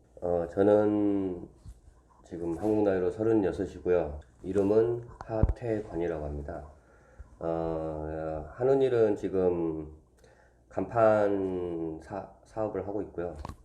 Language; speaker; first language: Korean; native; Korean